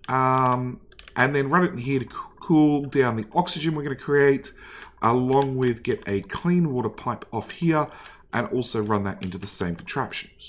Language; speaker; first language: English; native; English